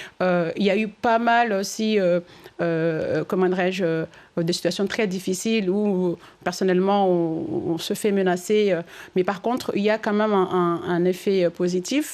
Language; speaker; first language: French; non-native, local second language; Comorian